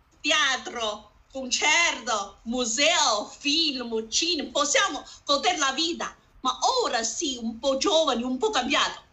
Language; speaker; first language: Italian; non-native, learner; Chinese